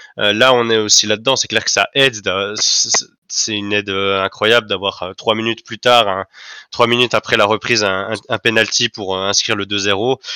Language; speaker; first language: French; native; French